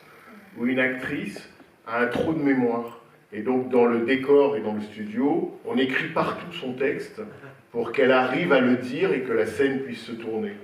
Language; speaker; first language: French; native; French